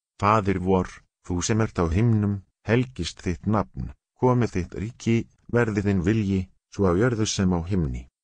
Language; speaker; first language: Icelandic; non-native, learner; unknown